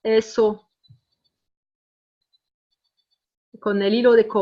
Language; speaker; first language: Spanish; non-native, fluent; French